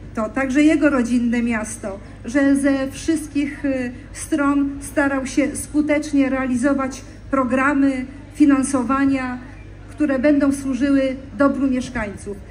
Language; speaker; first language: Polish; native; Polish